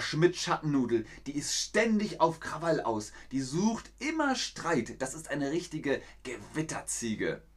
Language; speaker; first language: German; native; German